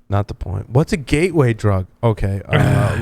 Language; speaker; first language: English; native; English